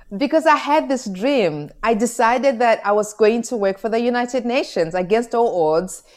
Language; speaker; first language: English; non-native, local second language; Shona